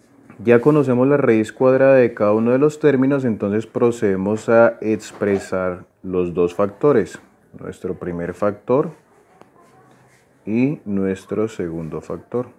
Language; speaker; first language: Spanish; native; Spanish